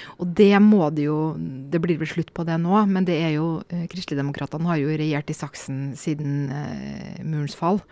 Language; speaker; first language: Norwegian; native; Norwegian